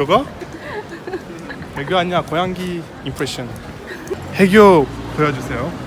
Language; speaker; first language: Korean; non-native, learner; French